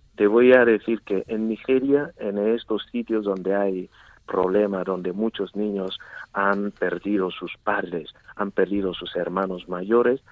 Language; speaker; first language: Spanish; non-native, fluent; Igbo